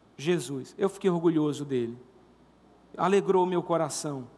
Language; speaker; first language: Portuguese; native; Portuguese